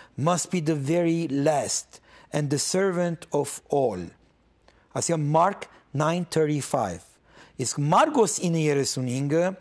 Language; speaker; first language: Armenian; early bilingual, heritage; Armenian